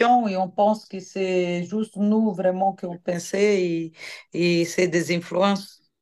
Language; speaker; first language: French; non-native, fluent; Portuguese